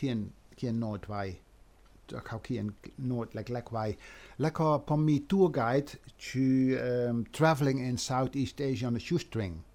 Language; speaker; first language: Thai; non-native, fluent; Dutch